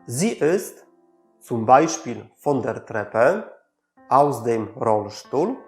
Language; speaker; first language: German; non-native, fluent; Polish